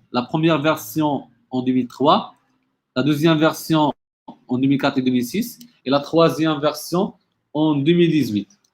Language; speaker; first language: French; non-native, local second language; Arabic